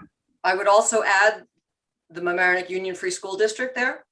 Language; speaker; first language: English; native; English